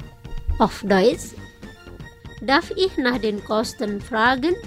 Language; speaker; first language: German; non-native, fluent; Indonesian